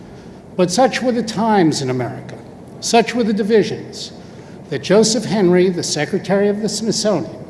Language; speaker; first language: English; native; English